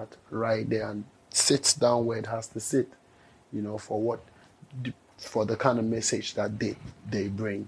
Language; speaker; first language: English; non-native, local second language; Ewe